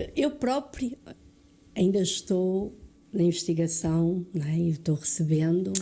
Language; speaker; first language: Portuguese; early bilingual, other home language; French